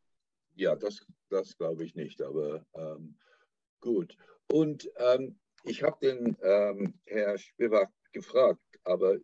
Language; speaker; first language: German; non-native, learner; English